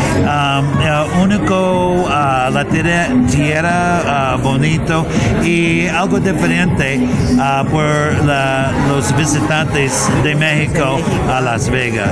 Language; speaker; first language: Spanish; non-native, learner; English